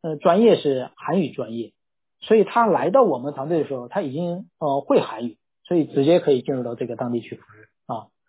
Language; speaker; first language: Chinese; non-native, local second language; Korean